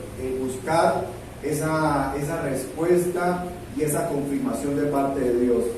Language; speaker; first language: Spanish; native; Spanish